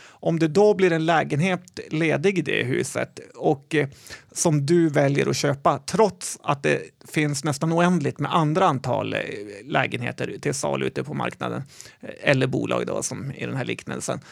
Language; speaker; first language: Swedish; native; Swedish